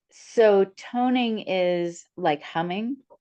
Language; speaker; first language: English; native; English